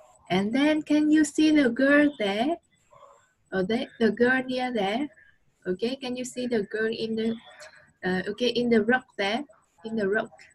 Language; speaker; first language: English; non-native, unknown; Vietnamese